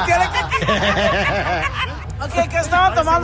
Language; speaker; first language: Spanish; early bilingual, heritage; Spanish